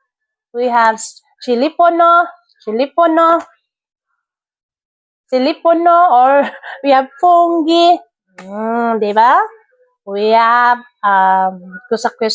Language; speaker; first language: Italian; non-native, learner; Cebuano